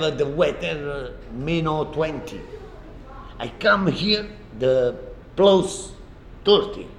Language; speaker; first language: English; non-native, learner; Italian